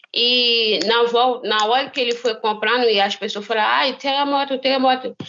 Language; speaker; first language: Portuguese; non-native, learner; Haitian Creole